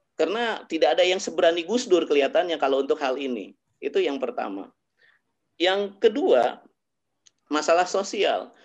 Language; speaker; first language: Indonesian; native; Indonesian